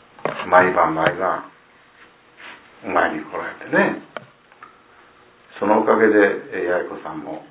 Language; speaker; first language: Japanese; native; Japanese